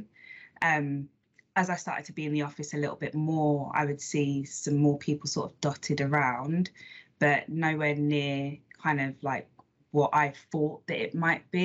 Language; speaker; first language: English; native; English